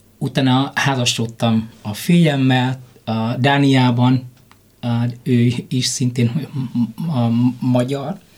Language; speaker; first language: Hungarian; non-native, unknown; Vietnamese